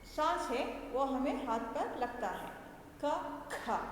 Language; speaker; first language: Hindi; non-native, local second language; Kannada